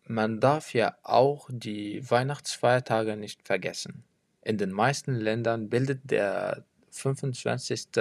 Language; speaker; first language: German; non-native, fluent; French